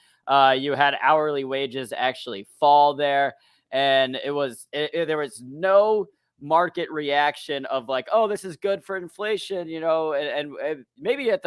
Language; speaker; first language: English; native; English